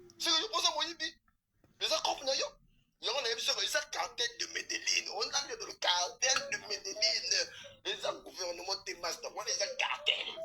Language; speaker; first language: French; non-native, local second language; Lingala